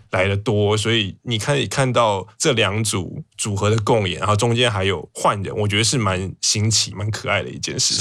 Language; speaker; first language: Chinese; native; Chinese